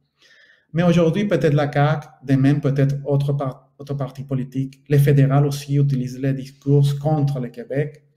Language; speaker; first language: French; non-native, fluent; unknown